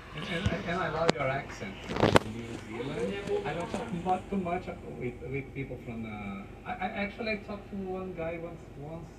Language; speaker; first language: English; non-native, learner; Portuguese